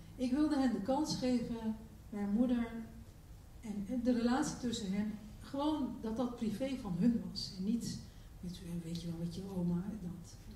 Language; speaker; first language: Dutch; early bilingual, other home language; Turkish